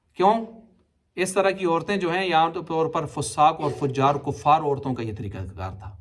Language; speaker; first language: Urdu; non-native, local second language; Punjabi